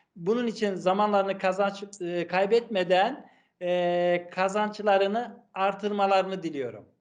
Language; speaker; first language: Turkish; native; Turkish